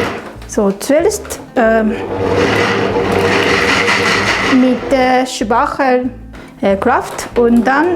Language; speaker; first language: German; non-native, learner; Japanese